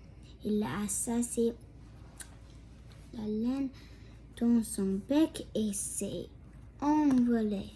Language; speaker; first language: French; non-native, local second language; English